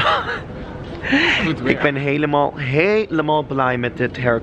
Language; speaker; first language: Dutch; non-native, learner; English